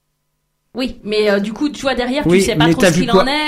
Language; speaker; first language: French; native; French